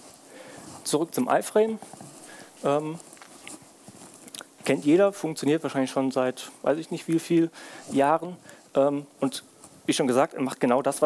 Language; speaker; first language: German; native; German